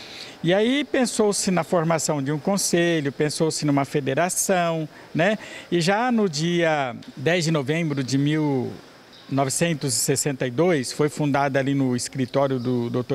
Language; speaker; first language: Portuguese; native; Portuguese